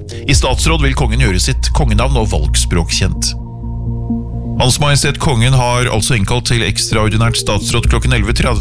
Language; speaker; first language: Norwegian; native; Norwegian